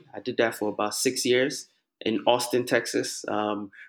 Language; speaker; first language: English; non-native, local second language; Yoruba